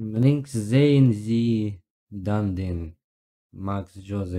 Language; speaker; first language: German; non-native, learner; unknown